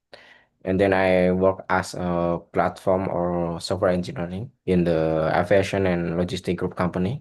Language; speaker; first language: English; non-native, learner; Indonesian